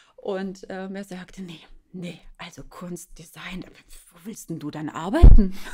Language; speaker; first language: German; early bilingual, other home language; Russian